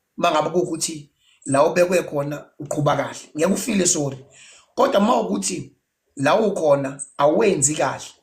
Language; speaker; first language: Zulu; non-native, local second language; Xhosa